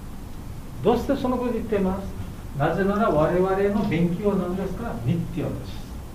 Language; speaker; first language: Japanese; non-native, learner; Bangla